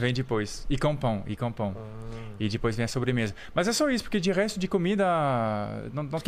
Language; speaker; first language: Portuguese; non-native, fluent; French